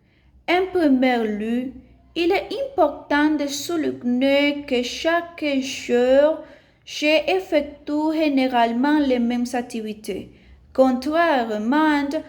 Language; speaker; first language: French; non-native, learner; Spanish